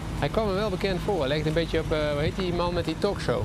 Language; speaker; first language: Dutch; native; Dutch